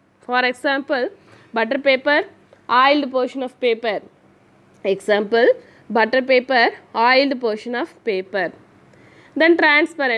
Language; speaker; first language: English; non-native, local second language; Tamil